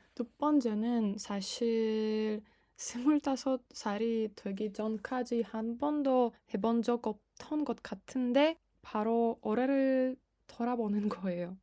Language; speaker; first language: Korean; non-native, fluent; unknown